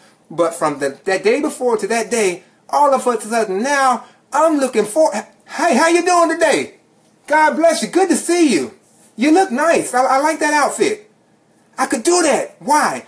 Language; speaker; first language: English; native; English